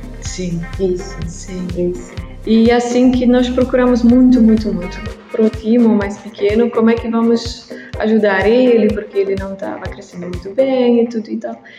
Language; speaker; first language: Portuguese; non-native, learner; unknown